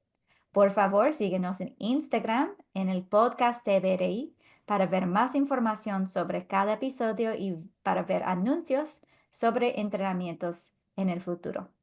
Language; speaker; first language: Spanish; non-native, fluent; English